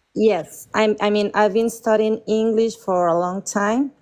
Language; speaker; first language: English; non-native, fluent; Spanish